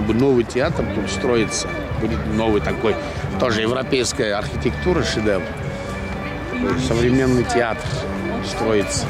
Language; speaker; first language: Russian; non-native, local second language; Georgian